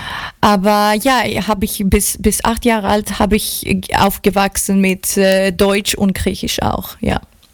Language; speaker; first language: German; early bilingual, other home language; Greek